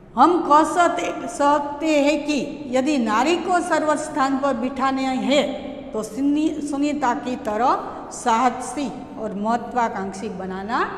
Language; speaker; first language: Hindi; non-native, local second language; Gujarati